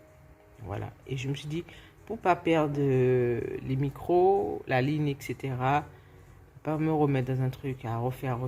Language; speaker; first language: French; native; French